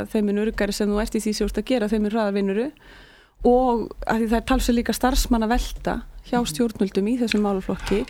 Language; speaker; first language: Icelandic; native; Icelandic